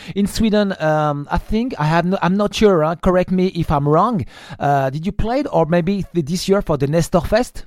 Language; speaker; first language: English; non-native, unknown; French